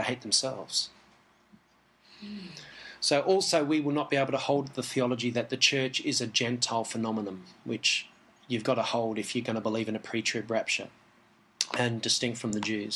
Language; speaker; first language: English; native; English